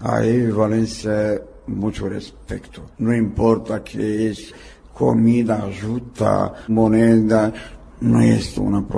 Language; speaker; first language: Spanish; non-native, learner; Romanian